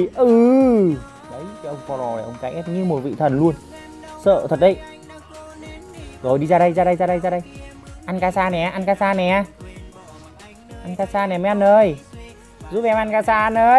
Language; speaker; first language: Vietnamese; native; Vietnamese